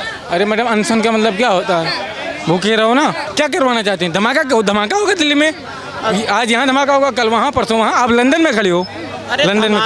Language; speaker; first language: Hindi; native; Hindi